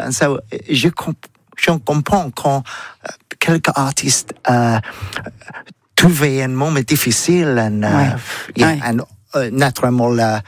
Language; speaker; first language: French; non-native, learner; English